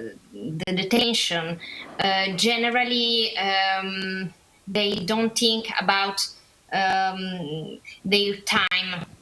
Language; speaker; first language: English; non-native, learner; Italian